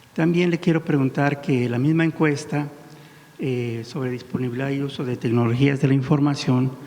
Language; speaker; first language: Spanish; native; Spanish